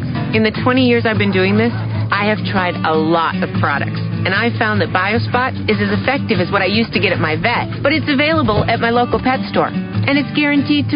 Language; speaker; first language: English; native; English